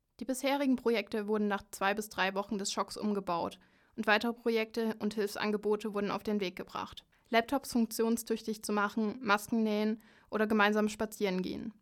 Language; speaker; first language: German; native; German